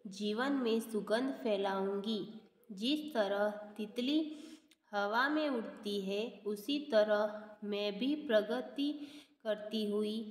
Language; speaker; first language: Hindi; non-native, local second language; Gujarati